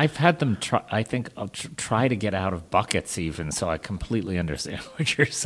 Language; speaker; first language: English; native; English